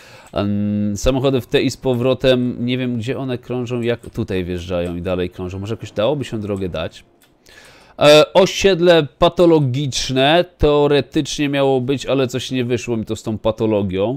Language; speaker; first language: Polish; native; Polish